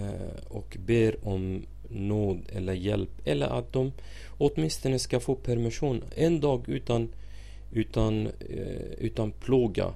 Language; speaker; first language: Swedish; non-native, fluent; Arabic